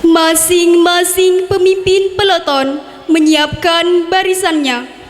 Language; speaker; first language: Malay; non-native, local second language; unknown